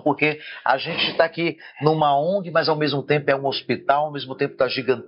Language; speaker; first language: Portuguese; native; Portuguese